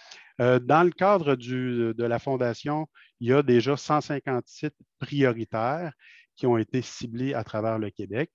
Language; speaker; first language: French; native; French